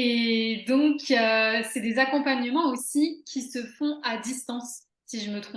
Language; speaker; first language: French; native; French